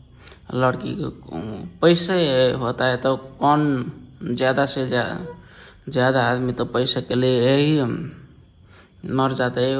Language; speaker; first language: Hindi; non-native, learner; Nepali